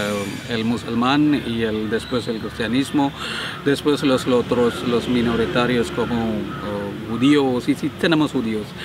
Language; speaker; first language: Spanish; non-native, learner; Malayalam